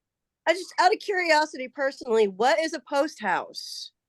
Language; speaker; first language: English; native; English